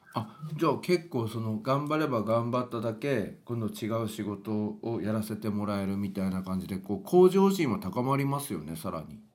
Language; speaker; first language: Japanese; native; Japanese